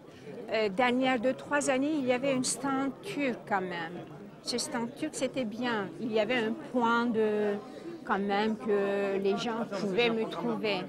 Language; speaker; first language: French; non-native, fluent; Turkish